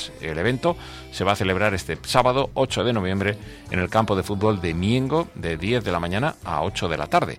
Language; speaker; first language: Spanish; native; Spanish